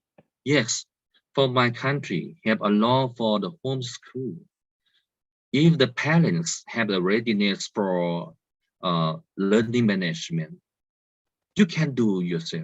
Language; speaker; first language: English; non-native, learner; Thai